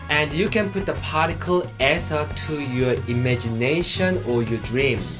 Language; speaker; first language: English; non-native, fluent; Korean